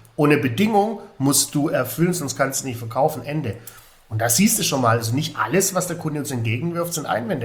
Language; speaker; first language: German; native; German